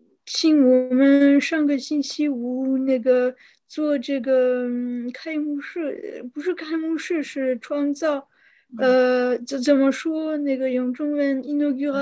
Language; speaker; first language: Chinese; non-native, fluent; French